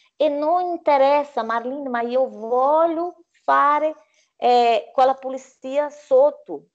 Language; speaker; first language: Italian; non-native, fluent; Portuguese